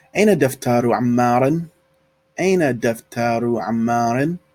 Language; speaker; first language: Arabic; non-native, fluent; English